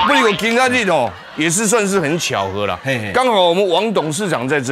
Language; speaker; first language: Chinese; native; Chinese